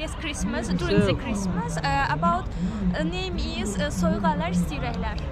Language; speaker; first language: English; non-native, learner; Azerbaijani